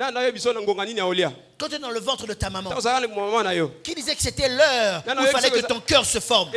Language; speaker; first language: French; non-native, local second language; Lingala